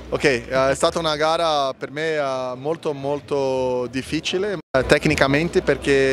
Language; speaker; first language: Italian; non-native, learner; Portuguese